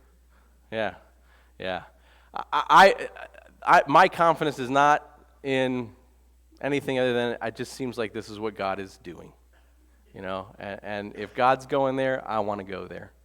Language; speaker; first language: English; native; English